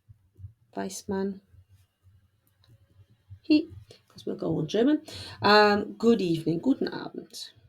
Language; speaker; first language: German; non-native, fluent; English